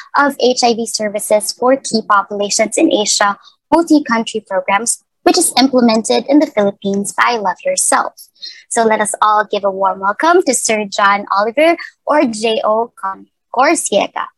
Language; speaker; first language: English; non-native, local second language; Cebuano